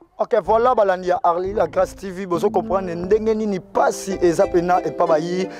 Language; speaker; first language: Lingala; native; Lingala